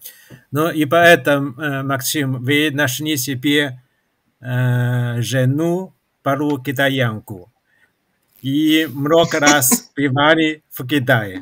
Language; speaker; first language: Russian; non-native, fluent; Chinese